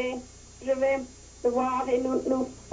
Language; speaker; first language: French; non-native, fluent; English